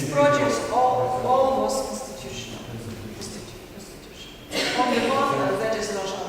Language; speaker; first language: English; non-native, learner; Ukrainian